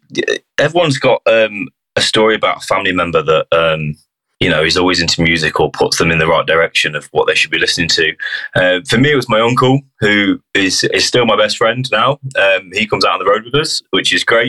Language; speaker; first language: English; native; English